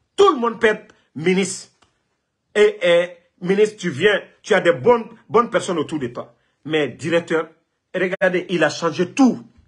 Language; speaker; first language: French; non-native, local second language; Mandingo